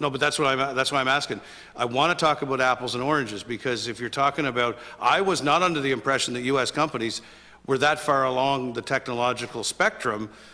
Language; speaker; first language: English; native; English